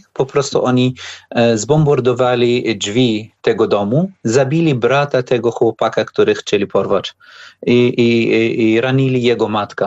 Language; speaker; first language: Polish; non-native, learner; Arabic